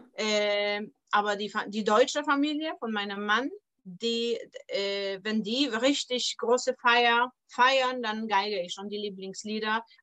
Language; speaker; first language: German; non-native, fluent; Polish